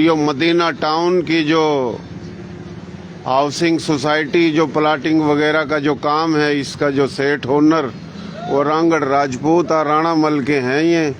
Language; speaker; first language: Hindi; non-native, local second language; Marwari